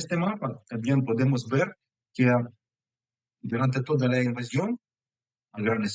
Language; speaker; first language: Spanish; non-native, fluent; Ukrainian